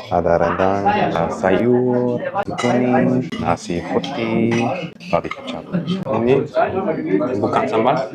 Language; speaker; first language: Indonesian; non-native, learner; German